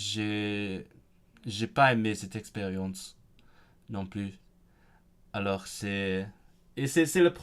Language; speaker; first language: French; non-native, fluent; Cantonese